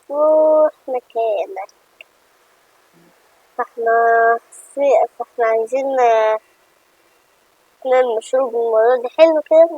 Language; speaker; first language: Arabic; native; Arabic